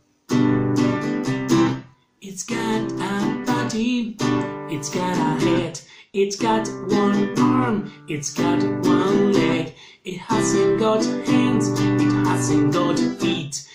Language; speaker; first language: English; non-native, fluent; Spanish